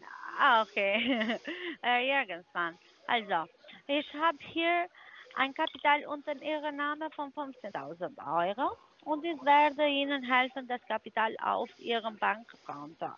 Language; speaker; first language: German; non-native, learner; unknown